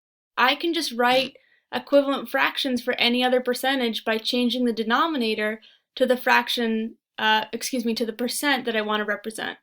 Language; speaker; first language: English; native; English